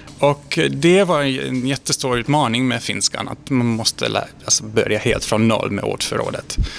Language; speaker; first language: Swedish; non-native, fluent; Hungarian